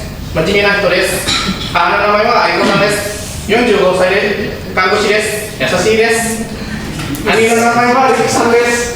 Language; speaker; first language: Japanese; non-native, learner; Indonesian